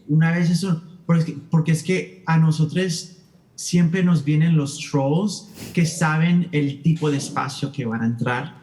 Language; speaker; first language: Spanish; early bilingual, heritage; Spanish